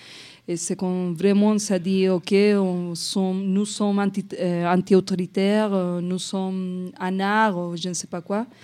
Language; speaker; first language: French; non-native, fluent; Spanish